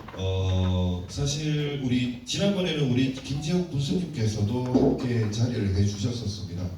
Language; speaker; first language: Korean; native; Korean